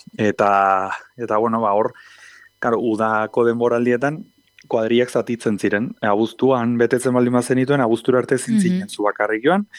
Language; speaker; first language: Basque; native; Basque